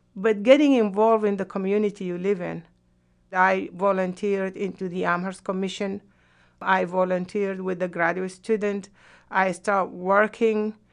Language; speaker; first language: English; non-native, fluent; Arabic